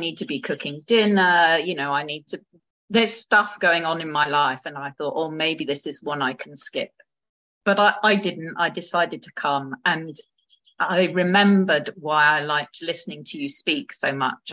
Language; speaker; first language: English; native; English